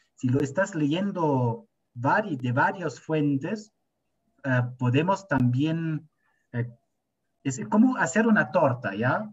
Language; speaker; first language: Spanish; non-native, fluent; German